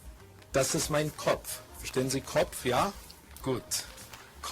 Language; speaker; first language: German; non-native, fluent; English